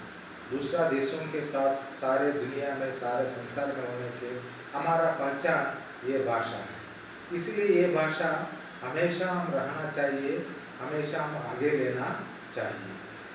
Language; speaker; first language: Hindi; non-native, local second language; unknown